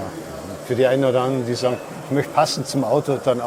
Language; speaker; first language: German; native; German